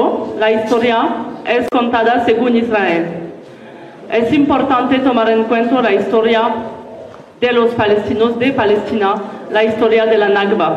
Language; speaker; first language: Spanish; non-native, learner; French